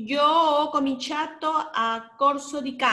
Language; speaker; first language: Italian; non-native, learner; Spanish